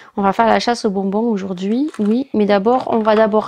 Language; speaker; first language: French; native; French